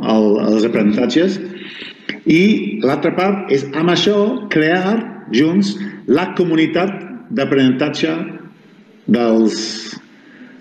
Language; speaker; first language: Catalan; non-native, fluent; Spanish